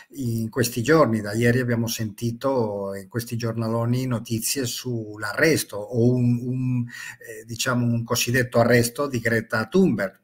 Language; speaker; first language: Italian; non-native, fluent; Spanish